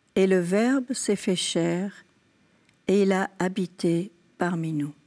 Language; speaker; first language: French; non-native, fluent; English